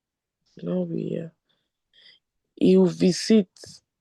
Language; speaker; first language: French; non-native, learner; English